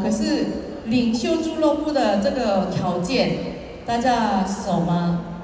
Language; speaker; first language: Chinese; non-native, fluent; Korean